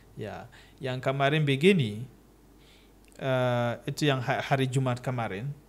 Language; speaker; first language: Indonesian; non-native, learner; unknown